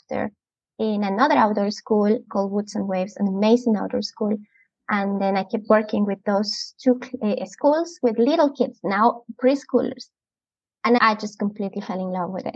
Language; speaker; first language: English; non-native, fluent; Spanish